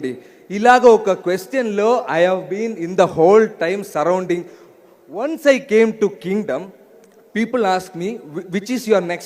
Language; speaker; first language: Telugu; non-native, learner; Malayalam